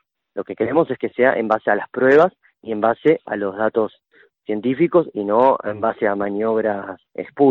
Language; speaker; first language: Spanish; native; Spanish